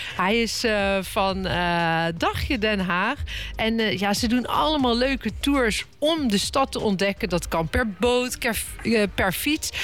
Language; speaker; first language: Dutch; native; Dutch